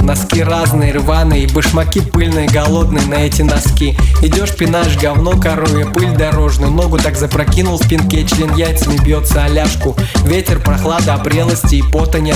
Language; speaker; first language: Russian; native; Russian